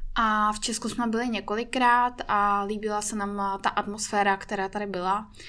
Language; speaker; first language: Czech; non-native, fluent; Russian